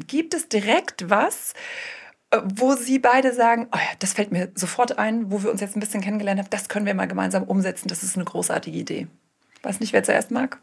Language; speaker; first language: German; native; German